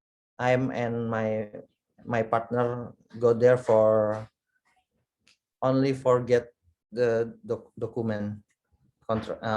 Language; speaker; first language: English; non-native, learner; Indonesian